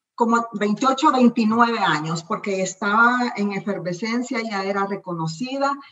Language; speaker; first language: Spanish; native; Spanish